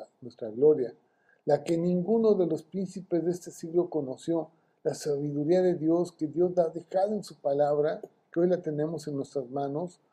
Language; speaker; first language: Spanish; native; Spanish